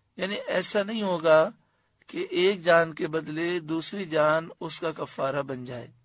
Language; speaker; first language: Urdu; native; Urdu